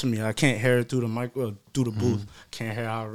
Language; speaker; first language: English; native; English